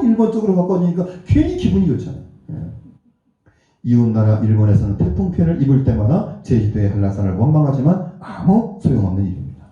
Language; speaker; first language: Korean; native; Korean